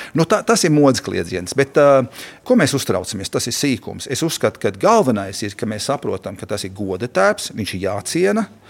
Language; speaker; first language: Latvian; early bilingual, heritage; Latvian